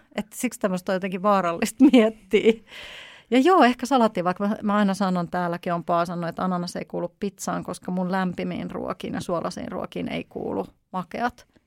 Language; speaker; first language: Finnish; native; Finnish